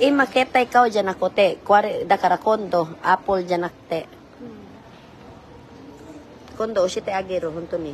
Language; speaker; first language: Japanese; non-native, learner; Filipino